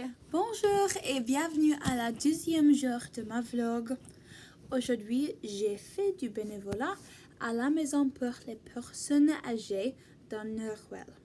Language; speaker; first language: French; non-native, learner; English